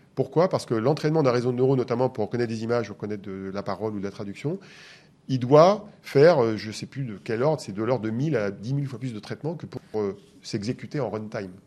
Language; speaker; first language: French; native; French